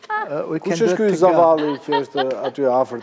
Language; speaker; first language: Albanian; native; Albanian